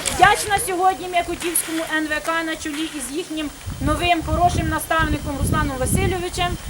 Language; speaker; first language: Ukrainian; native; Ukrainian